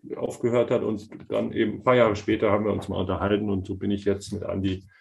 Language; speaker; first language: German; native; German